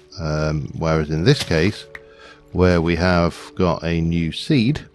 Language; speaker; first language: English; native; English